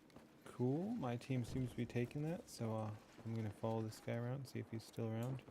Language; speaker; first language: English; native; English